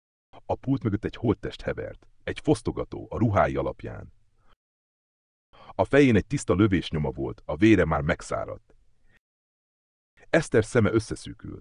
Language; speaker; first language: Hungarian; native; Hungarian